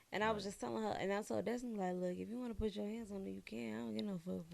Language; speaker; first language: English; native; English